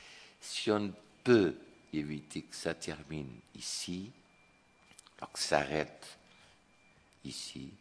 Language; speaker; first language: French; non-native, fluent; Portuguese